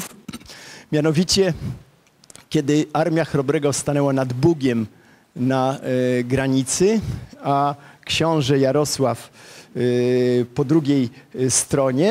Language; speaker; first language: Polish; native; Polish